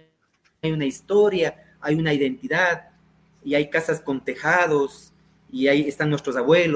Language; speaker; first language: Spanish; native; Spanish